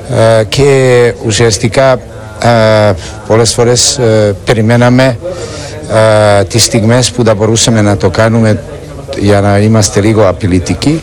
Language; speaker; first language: Greek; non-native, fluent; Serbian